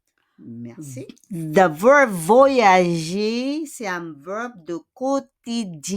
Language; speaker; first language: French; non-native, fluent; Filipino